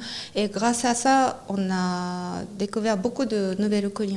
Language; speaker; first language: French; non-native, fluent; Japanese